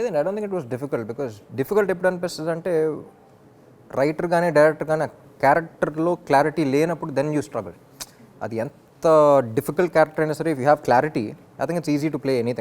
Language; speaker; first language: Telugu; native; Telugu